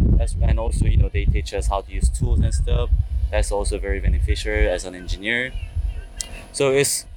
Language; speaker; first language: English; non-native, fluent; Korean